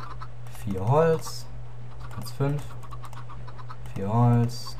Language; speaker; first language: German; native; German